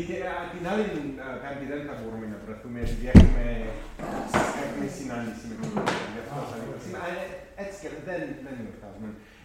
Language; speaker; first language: Greek; non-native, fluent; English